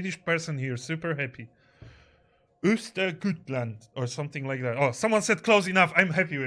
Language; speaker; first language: English; non-native, fluent; Polish